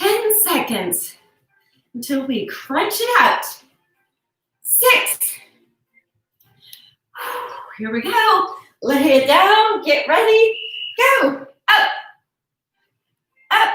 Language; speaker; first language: English; native; English